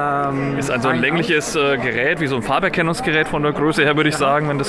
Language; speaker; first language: German; native; German